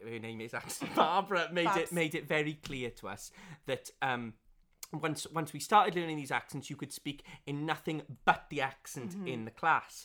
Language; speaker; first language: English; native; English